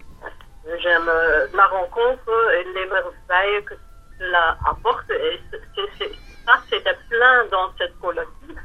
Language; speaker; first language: French; non-native, fluent; Dutch